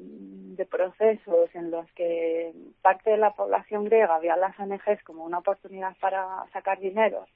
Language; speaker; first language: Spanish; native; Spanish